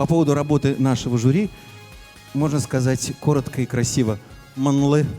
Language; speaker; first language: Russian; native; Russian